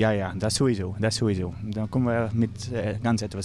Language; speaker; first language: German; non-native, learner; Dutch